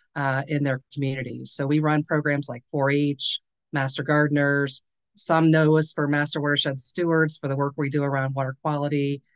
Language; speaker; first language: English; native; English